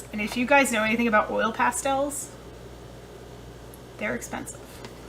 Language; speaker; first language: English; native; English